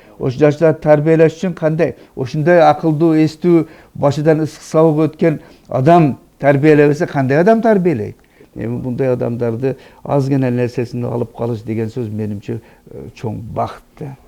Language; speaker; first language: Kyrgyz; non-native, local second language; Uzbek